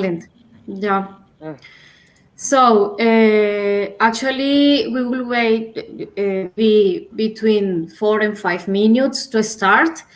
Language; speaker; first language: English; non-native, learner; Spanish